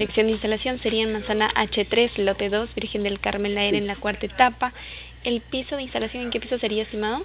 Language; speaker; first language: Spanish; native; Spanish